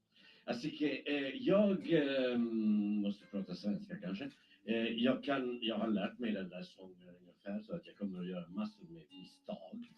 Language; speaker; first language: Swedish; non-native, fluent; Spanish